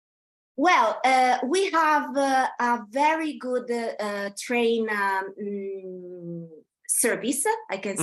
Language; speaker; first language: English; non-native, fluent; Italian